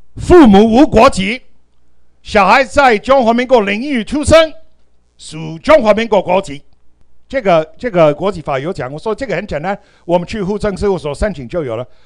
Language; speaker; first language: Chinese; non-native, fluent; English